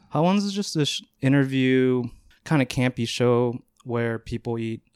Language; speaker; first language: English; native; English